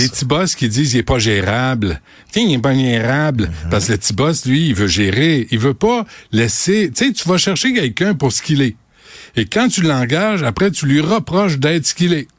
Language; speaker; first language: French; native; French